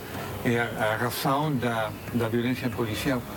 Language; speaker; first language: Portuguese; non-native, learner; Spanish